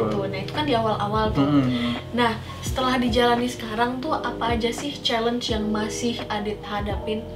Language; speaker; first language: Indonesian; native; Indonesian